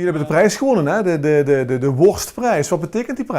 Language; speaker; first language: Dutch; native; Dutch